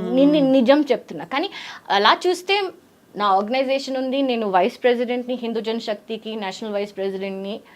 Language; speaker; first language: Telugu; early bilingual, heritage; Telugu